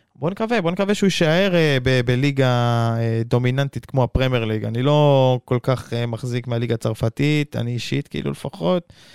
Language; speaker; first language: Hebrew; native; Hebrew